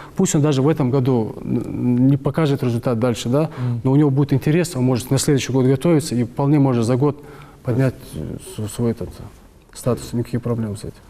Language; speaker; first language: Russian; non-native, local second language; Ingush